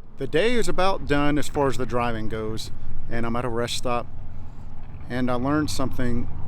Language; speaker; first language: English; native; English